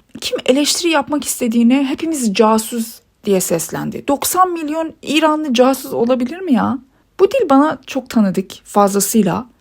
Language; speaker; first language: Turkish; early bilingual, other home language; Persian